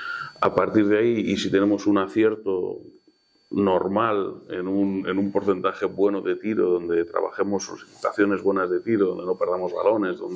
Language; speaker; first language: Spanish; native; Spanish